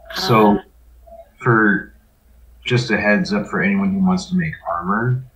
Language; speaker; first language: English; native; English